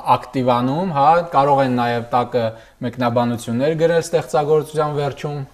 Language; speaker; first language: Armenian; native; Armenian